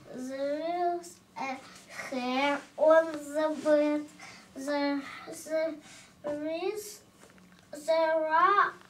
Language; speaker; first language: English; non-native, learner; Russian